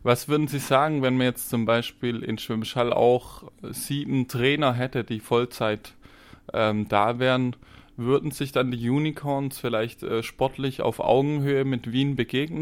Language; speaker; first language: German; native; German